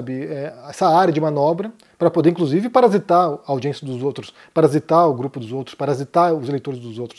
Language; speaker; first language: Portuguese; native; Portuguese